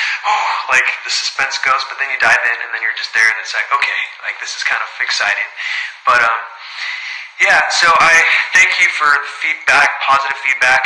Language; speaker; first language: English; early bilingual, other home language; Spanish